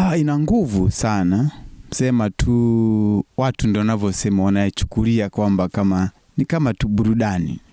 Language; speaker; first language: Swahili; non-native, local second language; Sukuma